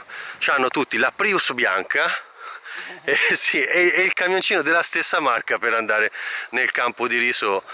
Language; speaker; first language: Italian; native; Italian